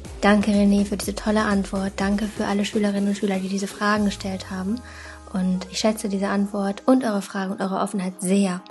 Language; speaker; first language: German; native; German